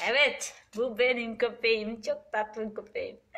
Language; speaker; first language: Turkish; non-native, learner; Serbian